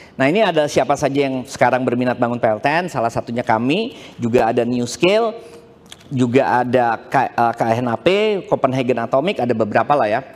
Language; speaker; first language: Indonesian; native; Indonesian